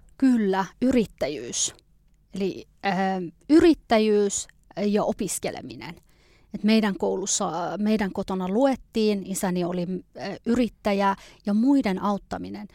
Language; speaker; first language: Finnish; early bilingual, other home language; Persian